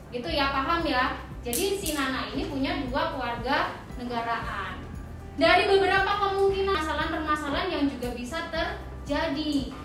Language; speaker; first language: Indonesian; native; Indonesian